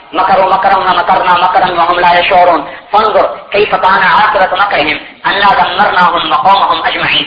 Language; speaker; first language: Urdu; non-native, local second language; Punjabi